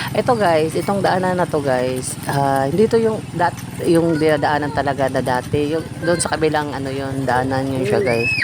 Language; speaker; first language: Filipino; native; Filipino